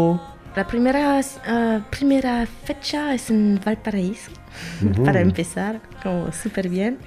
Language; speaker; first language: Spanish; non-native, fluent; French